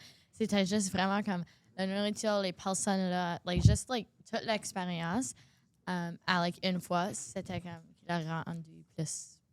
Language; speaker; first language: French; non-native, local second language; English